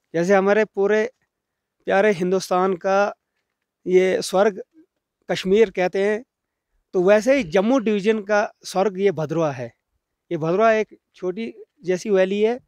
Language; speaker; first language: Hindi; native; Hindi